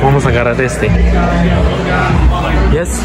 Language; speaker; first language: Spanish; early bilingual, heritage; Spanish